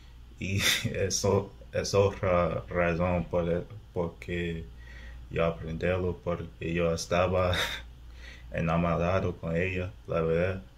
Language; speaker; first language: Spanish; non-native, learner; English